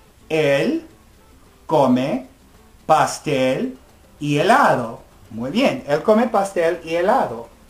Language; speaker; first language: Spanish; non-native, fluent; English